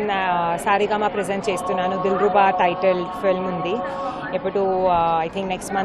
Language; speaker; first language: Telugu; non-native, learner; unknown